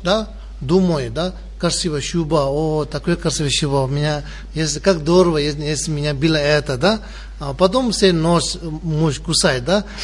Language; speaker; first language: Russian; non-native, learner; Tibetan